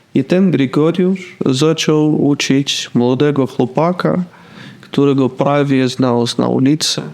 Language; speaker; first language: Polish; non-native, fluent; Russian